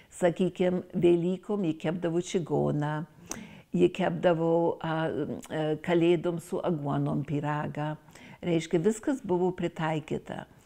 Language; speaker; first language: Lithuanian; early bilingual, heritage; Lithuanian